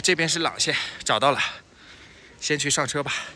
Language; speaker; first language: Chinese; native; Chinese